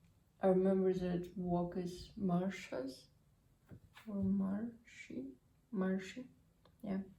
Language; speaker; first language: English; non-native, learner; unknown